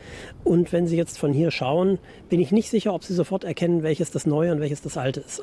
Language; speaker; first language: German; native; German